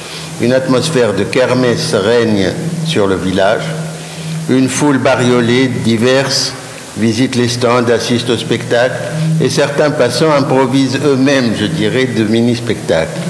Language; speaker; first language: French; non-native, local second language; Arabic